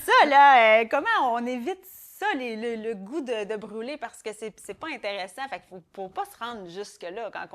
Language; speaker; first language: French; native; French